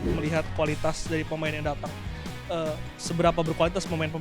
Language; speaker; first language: Indonesian; native; Indonesian